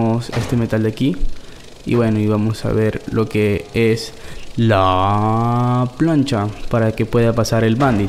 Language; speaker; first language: Spanish; native; Spanish